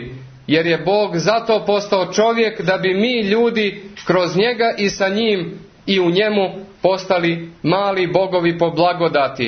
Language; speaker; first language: Croatian; native; Croatian